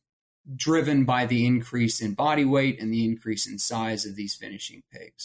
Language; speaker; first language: English; native; English